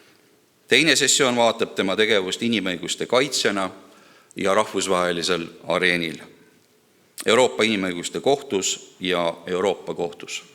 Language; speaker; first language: Estonian; native; Estonian